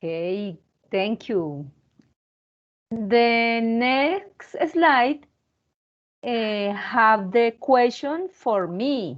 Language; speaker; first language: English; non-native, learner; Spanish